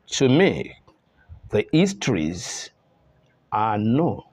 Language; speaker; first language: English; non-native, local second language; Yoruba